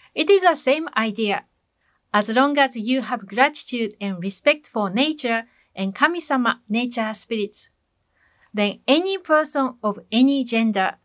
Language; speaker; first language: English; non-native, fluent; Japanese